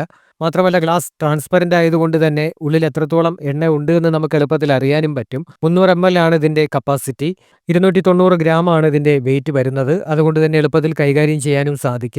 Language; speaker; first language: Malayalam; native; Malayalam